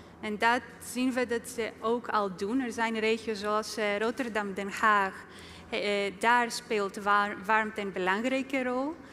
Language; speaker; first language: Dutch; non-native, fluent; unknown